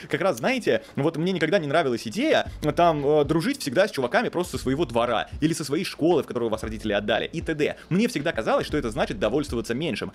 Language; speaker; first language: Russian; native; Russian